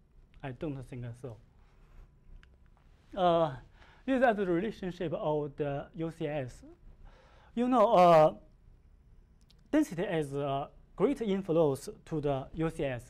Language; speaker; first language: English; non-native, learner; Chinese